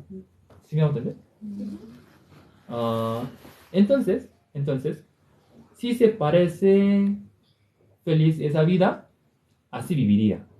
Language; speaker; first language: Spanish; non-native, learner; Korean